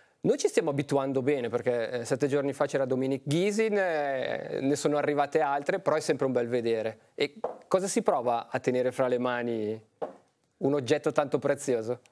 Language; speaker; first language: Italian; native; Italian